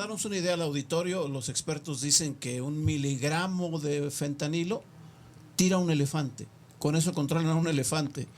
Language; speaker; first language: Spanish; native; Spanish